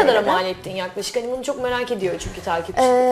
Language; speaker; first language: Turkish; native; Turkish